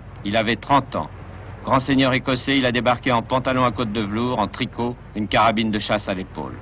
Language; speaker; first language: French; native; French